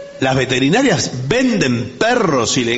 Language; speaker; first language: Spanish; native; Spanish